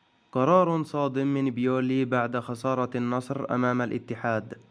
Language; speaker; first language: Arabic; native; Arabic